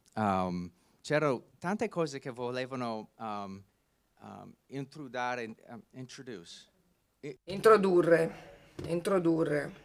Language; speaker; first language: Italian; non-native, learner; English